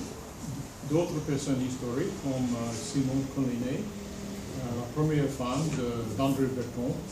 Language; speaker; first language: French; non-native, fluent; English